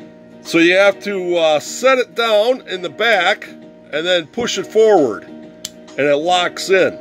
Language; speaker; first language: English; native; English